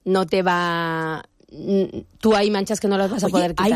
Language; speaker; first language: Spanish; native; Spanish